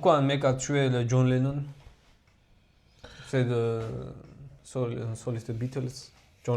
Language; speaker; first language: French; non-native, fluent; Georgian